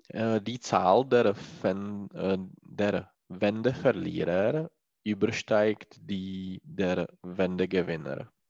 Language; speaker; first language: German; non-native, learner; Czech